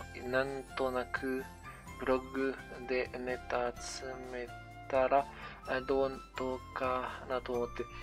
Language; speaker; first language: Japanese; non-native, learner; French